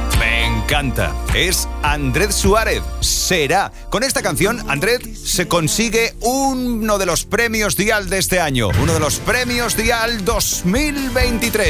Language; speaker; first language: Spanish; native; Spanish